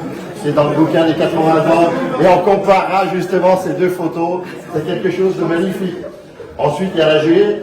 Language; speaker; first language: French; native; French